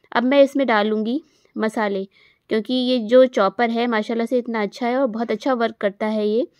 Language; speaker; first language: Hindi; native; Hindi